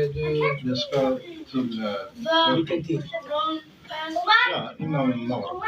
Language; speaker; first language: Swedish; non-native, fluent; Arabic